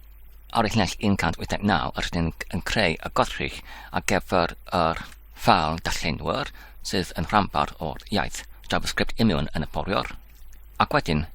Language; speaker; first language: Welsh; non-native, learner; English